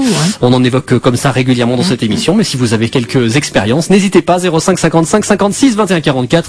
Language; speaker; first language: French; native; French